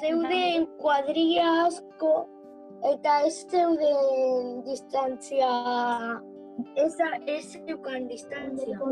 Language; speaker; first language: Basque; non-native, local second language; Spanish